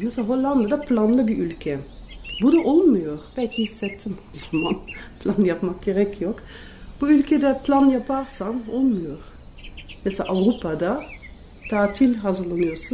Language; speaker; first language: Turkish; non-native, fluent; Dutch